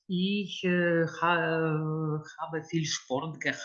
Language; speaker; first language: German; non-native, fluent; Lithuanian